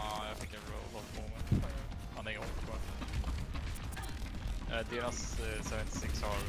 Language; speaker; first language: Swedish; native; Swedish